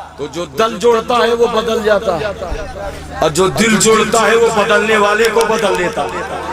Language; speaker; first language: Urdu; native; Urdu